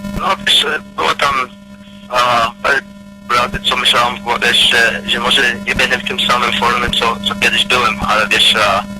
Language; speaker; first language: Polish; early bilingual, heritage; Polish